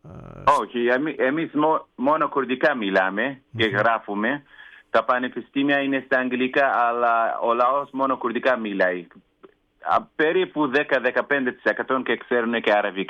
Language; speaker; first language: Greek; non-native, learner; Kurdish